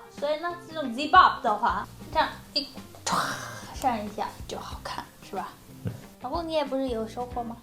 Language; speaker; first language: Chinese; non-native, fluent; Korean